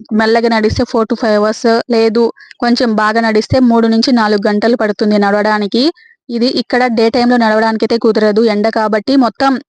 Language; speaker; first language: Telugu; native; Telugu